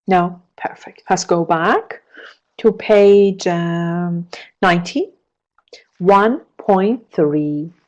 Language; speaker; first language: English; non-native, fluent; Persian